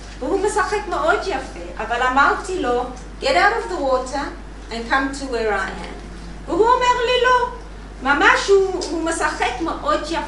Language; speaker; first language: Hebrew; non-native, learner; English